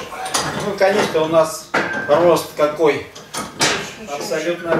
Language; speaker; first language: Russian; native; Russian